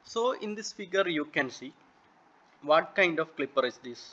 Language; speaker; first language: English; non-native, local second language; Malayalam